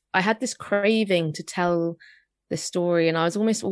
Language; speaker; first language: English; native; English